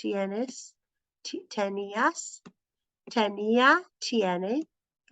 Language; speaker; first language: Spanish; non-native, fluent; English